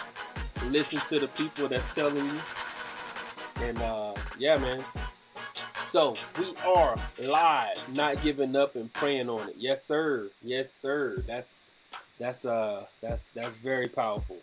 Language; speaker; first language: English; native; English